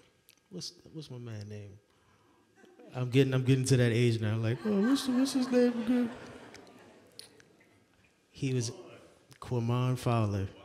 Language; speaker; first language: English; native; English